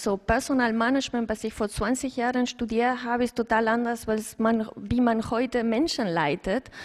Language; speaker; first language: German; non-native, fluent; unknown